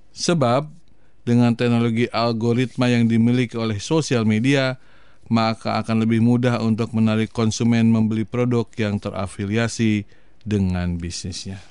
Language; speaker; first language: Indonesian; non-native, local second language; Sundanese